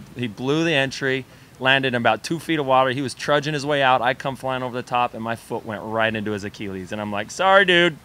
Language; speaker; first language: English; native; English